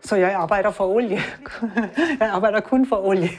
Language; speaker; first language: Danish; non-native, learner; German